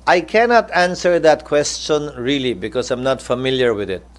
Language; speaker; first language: English; non-native, local second language; Filipino